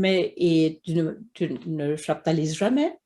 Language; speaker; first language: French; non-native, fluent; Swedish